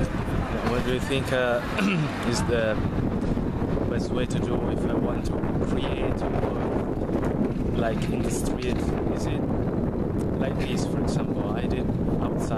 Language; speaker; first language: English; non-native, fluent; Italian